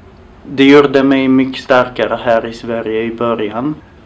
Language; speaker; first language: Swedish; non-native, fluent; Arabic